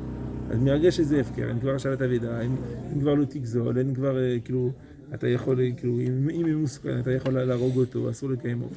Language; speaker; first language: Hebrew; non-native, fluent; French